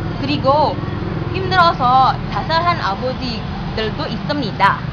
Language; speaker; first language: Korean; non-native, learner; Indonesian